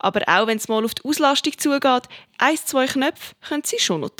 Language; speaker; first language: German; native; German